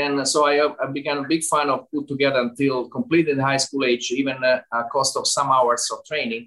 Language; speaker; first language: English; non-native, fluent; Italian